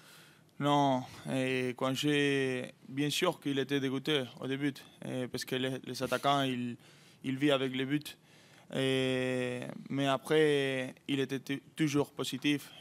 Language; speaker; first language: French; non-native, fluent; Spanish